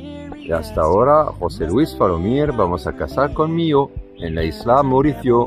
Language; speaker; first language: Spanish; non-native, learner; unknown